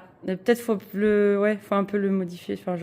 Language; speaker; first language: French; native; French